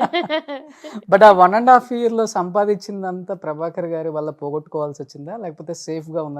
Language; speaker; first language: Telugu; native; Telugu